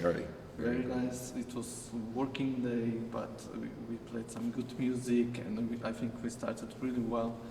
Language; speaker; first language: English; non-native, fluent; Slovenian